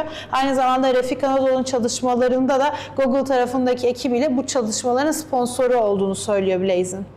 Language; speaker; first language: Turkish; native; Turkish